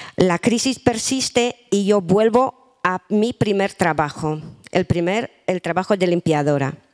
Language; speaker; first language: Spanish; non-native, fluent; Romanian